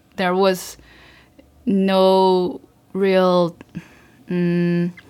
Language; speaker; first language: English; early bilingual, other home language; Korean